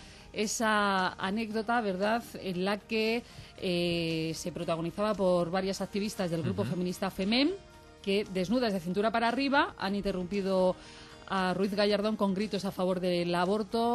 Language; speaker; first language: Spanish; native; Spanish